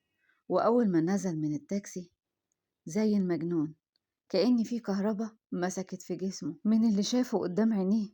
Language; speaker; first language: Arabic; native; Arabic